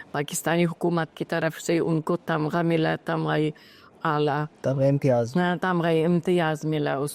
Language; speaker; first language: Hindi; non-native, fluent; Uzbek